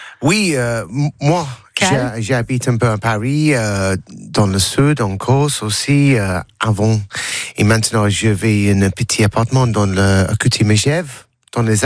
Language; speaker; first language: French; non-native, learner; English